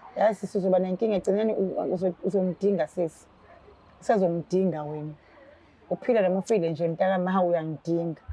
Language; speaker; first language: Zulu; native; Zulu